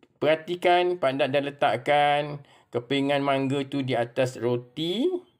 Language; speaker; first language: Malay; native; Malay